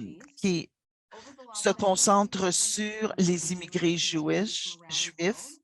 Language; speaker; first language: French; non-native, fluent; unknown